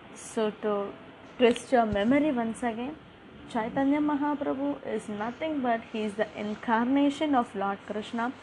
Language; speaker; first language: English; non-native, local second language; Tamil